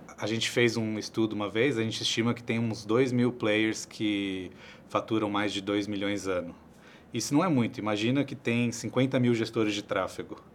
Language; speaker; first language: Portuguese; native; Portuguese